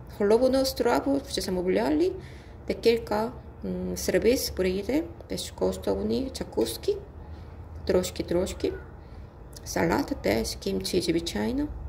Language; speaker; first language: Ukrainian; non-native, learner; Korean